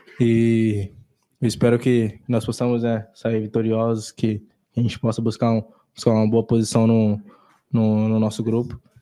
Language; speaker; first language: Portuguese; native; Portuguese